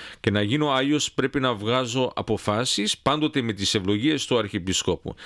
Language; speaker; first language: Greek; early bilingual, heritage; Greek